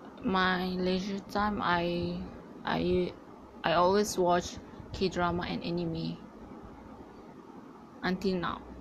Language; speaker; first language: English; non-native, learner; Malay